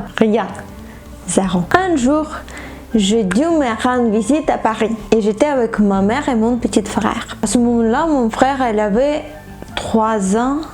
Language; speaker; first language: French; non-native, fluent; Ukrainian